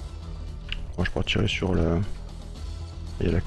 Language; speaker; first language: French; native; French